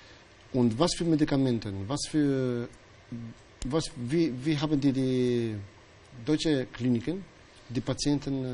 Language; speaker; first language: German; non-native, fluent; Albanian